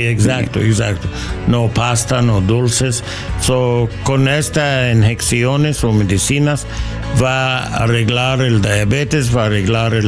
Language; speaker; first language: Spanish; non-native, learner; English